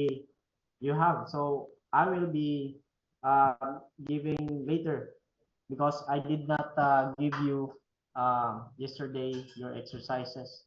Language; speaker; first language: English; non-native, fluent; Filipino